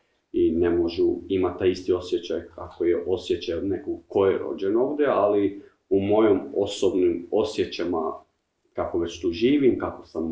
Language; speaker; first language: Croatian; non-native, learner; Albanian